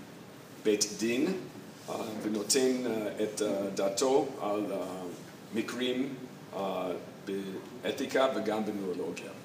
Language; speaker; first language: Hebrew; non-native, fluent; English